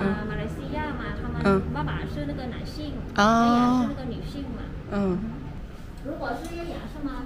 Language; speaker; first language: Chinese; non-native, learner; Thai